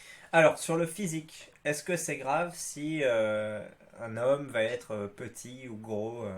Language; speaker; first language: French; native; French